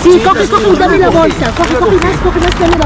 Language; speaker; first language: Spanish; non-native, learner; Filipino